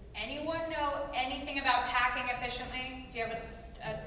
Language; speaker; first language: English; native; English